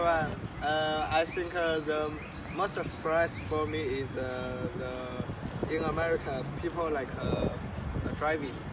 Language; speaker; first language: English; non-native, learner; Chinese